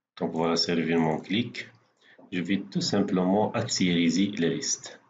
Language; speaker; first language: French; non-native, local second language; Arabic